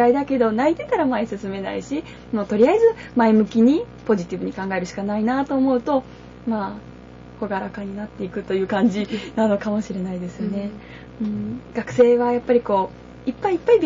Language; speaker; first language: Japanese; native; Japanese